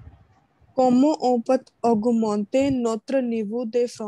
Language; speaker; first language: French; non-native, learner; Hindi